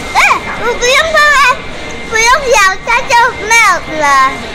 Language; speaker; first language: Chinese; early bilingual, heritage; Chinese